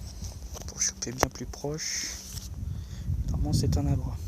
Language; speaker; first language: French; native; French